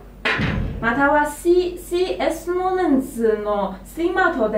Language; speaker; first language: Japanese; non-native, learner; Chinese